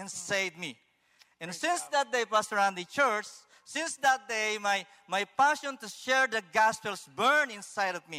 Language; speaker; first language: English; non-native, local second language; Filipino